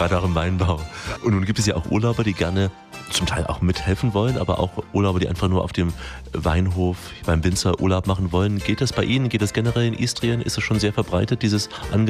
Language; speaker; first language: German; native; German